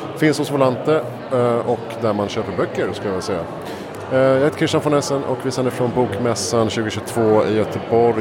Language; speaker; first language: Swedish; native; Swedish